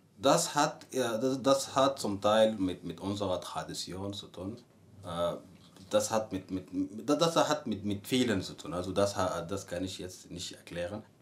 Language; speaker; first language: German; non-native, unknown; Arabic